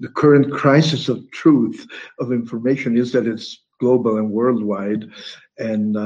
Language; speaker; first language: English; non-native, fluent; Italian